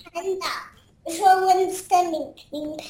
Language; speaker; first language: Chinese; early bilingual, heritage; Chinese